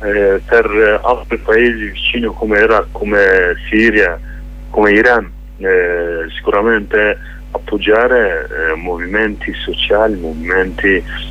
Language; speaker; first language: Italian; non-native, fluent; Kurdish